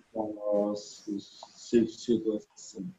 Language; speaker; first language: English; non-native, learner; Vietnamese